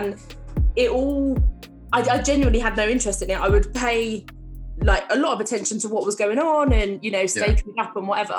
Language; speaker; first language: English; native; English